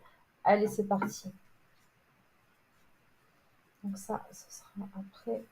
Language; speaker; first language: French; native; French